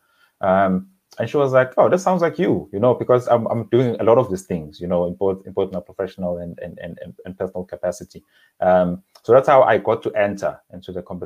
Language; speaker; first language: English; non-native, local second language; Zulu